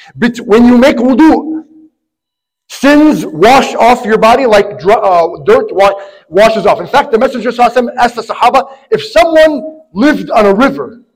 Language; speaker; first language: English; native; English